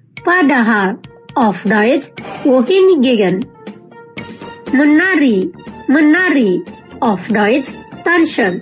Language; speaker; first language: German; non-native, fluent; Indonesian